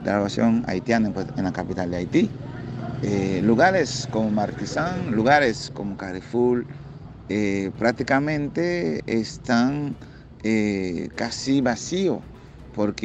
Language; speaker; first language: Spanish; non-native, fluent; Haitian Creole